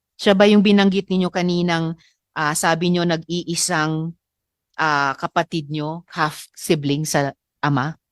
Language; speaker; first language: Filipino; native; Filipino